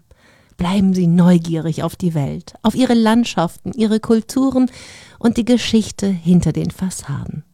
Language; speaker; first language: German; native; German